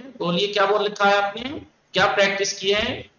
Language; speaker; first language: Urdu; native; Urdu